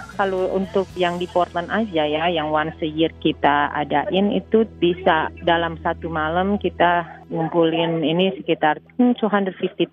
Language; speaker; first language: Indonesian; native; Indonesian